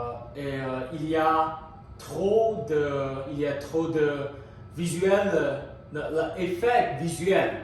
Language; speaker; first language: French; non-native, learner; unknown